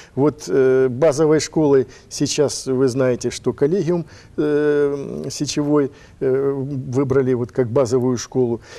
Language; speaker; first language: Russian; native; Russian